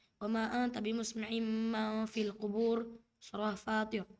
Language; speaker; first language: Arabic; non-native, learner; Indonesian